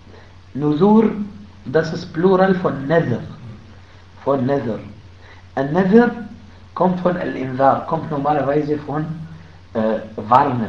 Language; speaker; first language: German; non-native, fluent; Arabic